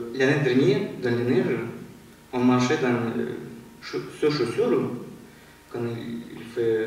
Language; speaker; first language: French; non-native, learner; Russian